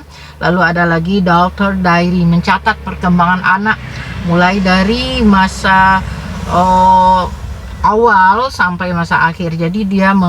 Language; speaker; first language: Indonesian; native; Indonesian